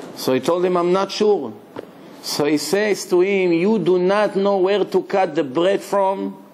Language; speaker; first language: English; non-native, fluent; Hebrew